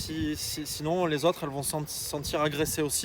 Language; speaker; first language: French; native; French